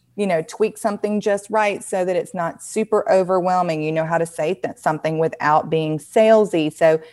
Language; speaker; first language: English; native; English